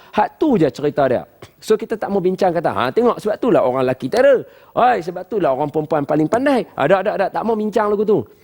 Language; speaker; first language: Malay; native; Malay